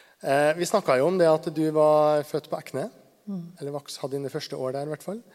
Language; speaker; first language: Norwegian; native; Norwegian